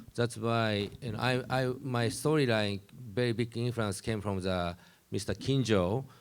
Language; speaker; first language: English; non-native, learner; Japanese